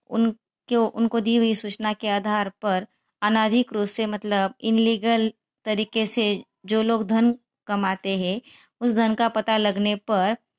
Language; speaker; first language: Hindi; non-native, local second language; Marathi